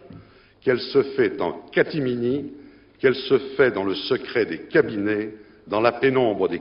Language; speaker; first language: French; native; French